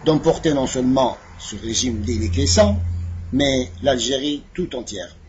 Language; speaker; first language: French; non-native, local second language; Arabic